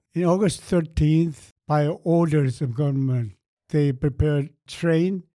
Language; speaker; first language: English; non-native, fluent; Korean